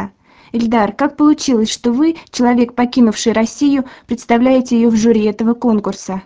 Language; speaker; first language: Russian; native; Russian